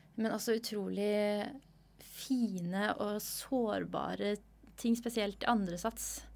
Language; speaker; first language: Norwegian; native; Norwegian